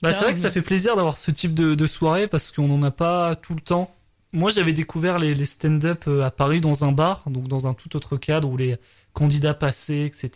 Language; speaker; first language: French; native; French